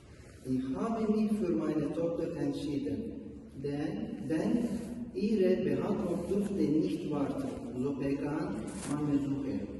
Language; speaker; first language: German; non-native, learner; Turkish